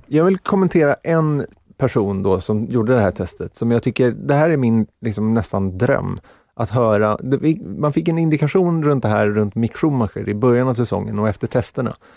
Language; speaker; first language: Swedish; native; Swedish